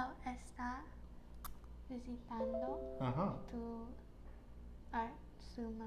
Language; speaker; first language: Spanish; non-native, learner; English